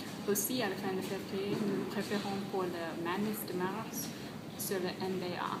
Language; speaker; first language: French; non-native, learner; English